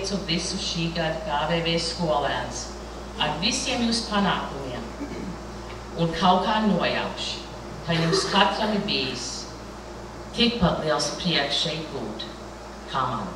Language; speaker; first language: Latvian; early bilingual, heritage; Latvian